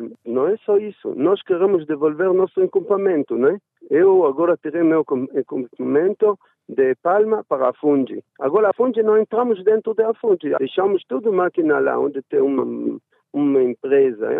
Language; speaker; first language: Portuguese; non-native, learner; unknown